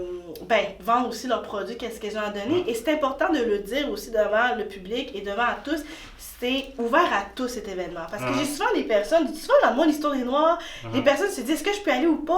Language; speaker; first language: French; native; French